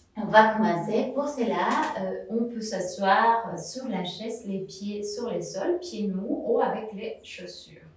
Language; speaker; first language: French; non-native, fluent; Spanish